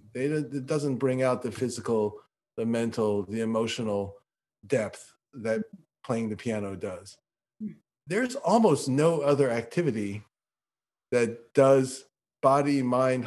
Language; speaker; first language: English; native; English